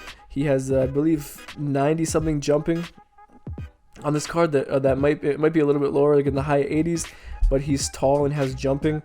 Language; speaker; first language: English; native; English